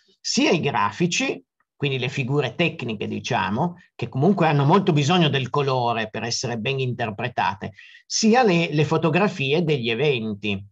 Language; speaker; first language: Italian; native; Italian